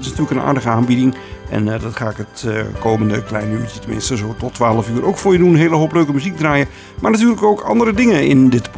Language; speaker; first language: Dutch; native; Dutch